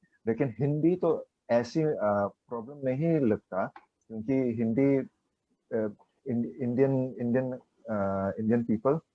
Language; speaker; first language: Hindi; non-native, learner; Chinese